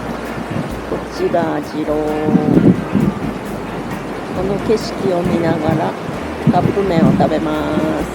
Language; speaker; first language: Japanese; native; Japanese